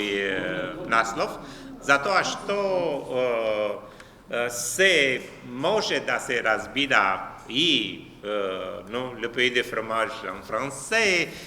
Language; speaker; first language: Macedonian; non-native, learner; Romanian